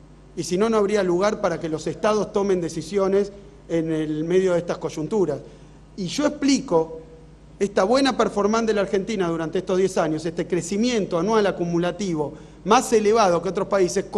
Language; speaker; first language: Spanish; native; Spanish